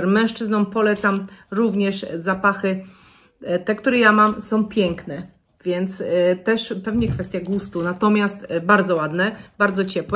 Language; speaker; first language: Polish; native; Polish